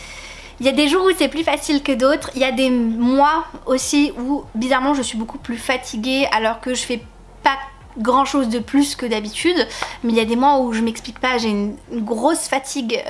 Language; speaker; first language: French; native; French